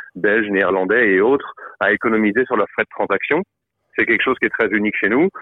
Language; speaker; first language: French; native; French